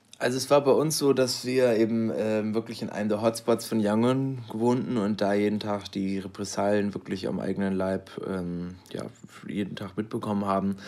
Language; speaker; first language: German; native; German